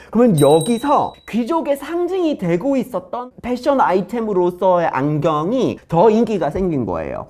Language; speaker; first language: Korean; non-native, fluent; English